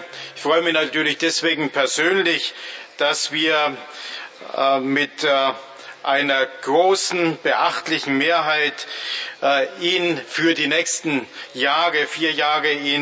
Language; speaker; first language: German; native; German